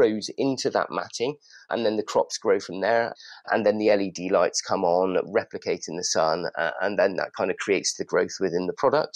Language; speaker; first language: English; native; English